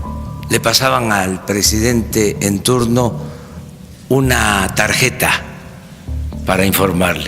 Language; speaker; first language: Spanish; native; Spanish